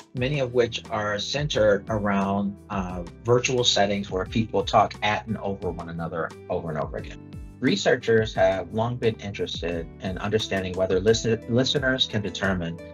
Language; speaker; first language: English; native; English